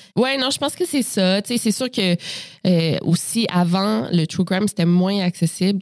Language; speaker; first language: French; native; French